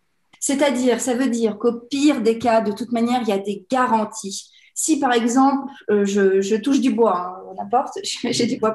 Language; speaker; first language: French; native; French